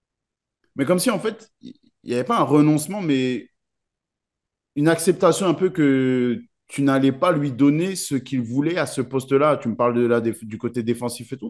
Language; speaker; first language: French; native; French